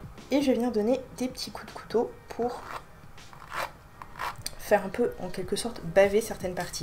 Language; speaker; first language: French; native; French